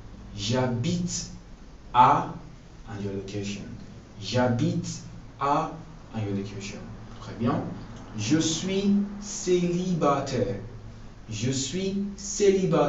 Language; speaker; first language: French; non-native, fluent; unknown